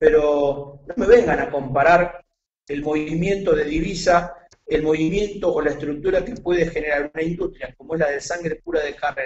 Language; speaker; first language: Spanish; native; Spanish